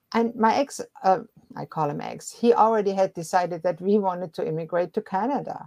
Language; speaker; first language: English; non-native, fluent; German